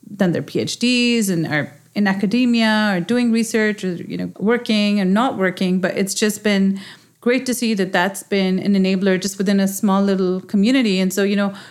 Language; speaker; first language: English; non-native, local second language; Urdu